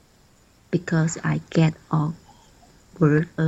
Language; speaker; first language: English; non-native, learner; Chinese